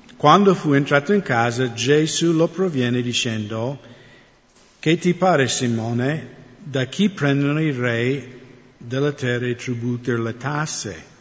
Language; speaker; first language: Italian; non-native, fluent; English